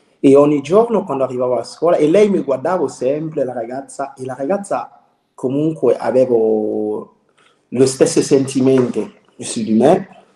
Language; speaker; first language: Italian; non-native, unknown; French